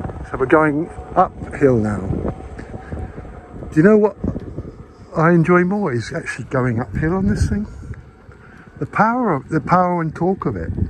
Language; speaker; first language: English; native; English